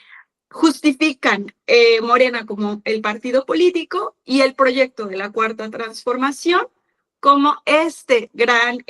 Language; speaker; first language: Spanish; native; Spanish